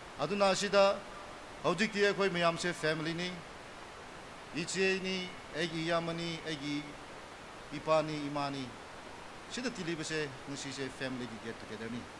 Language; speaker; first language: Manipuri; non-native, local second language; Tangkhul Naga (India)